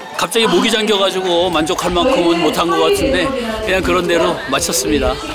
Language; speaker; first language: Korean; native; Korean